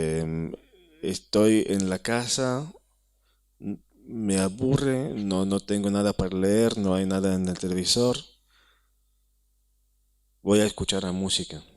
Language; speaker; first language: Spanish; non-native, fluent; Hebrew